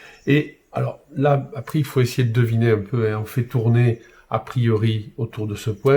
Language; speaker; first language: French; native; French